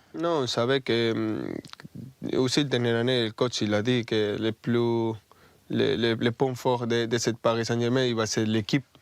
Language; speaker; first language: French; non-native, fluent; Spanish